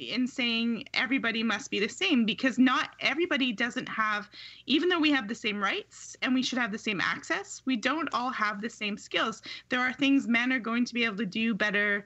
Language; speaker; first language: English; native; English